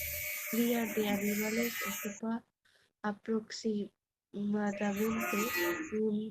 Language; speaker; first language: Spanish; non-native, learner; Bangla